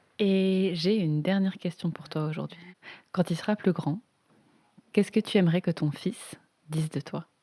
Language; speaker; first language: French; native; French